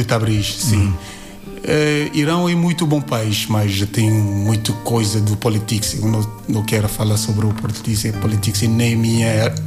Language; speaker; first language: Portuguese; non-native, learner; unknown